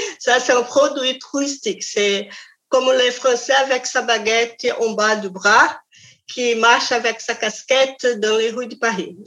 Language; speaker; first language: French; non-native, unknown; Portuguese